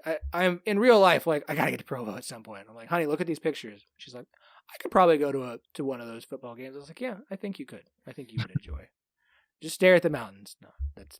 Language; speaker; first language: English; native; English